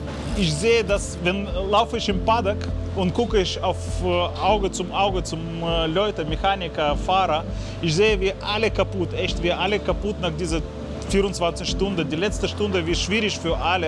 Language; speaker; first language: German; non-native, learner; Russian